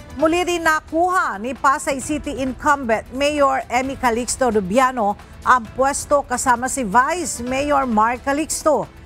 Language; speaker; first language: Filipino; native; Filipino